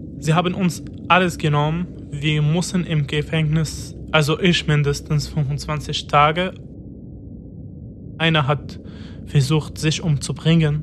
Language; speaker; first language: German; non-native, fluent; Arabic